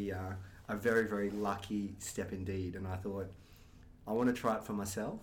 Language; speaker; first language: English; native; English